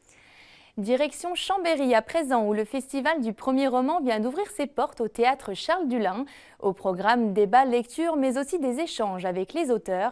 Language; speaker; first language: French; native; French